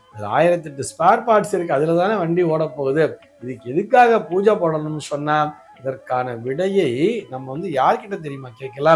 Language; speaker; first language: Tamil; native; Tamil